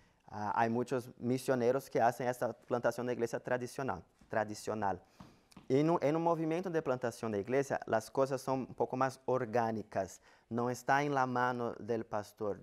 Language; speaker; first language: Spanish; non-native, fluent; Portuguese